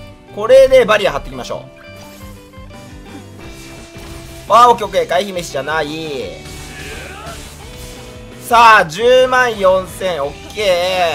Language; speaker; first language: Japanese; native; Japanese